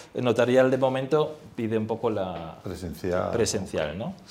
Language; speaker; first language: Spanish; non-native, fluent; German